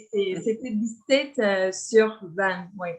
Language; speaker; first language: French; non-native, fluent; Turkish